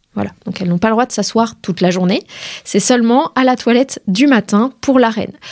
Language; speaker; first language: French; native; French